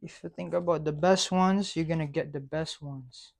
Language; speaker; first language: English; non-native, local second language; Filipino